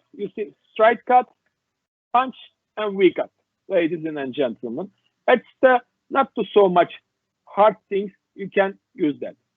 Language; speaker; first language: English; non-native, learner; Turkish